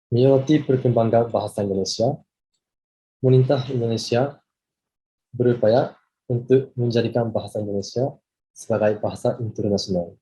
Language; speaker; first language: Indonesian; non-native, fluent; Japanese